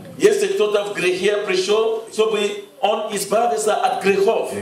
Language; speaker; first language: Russian; non-native, fluent; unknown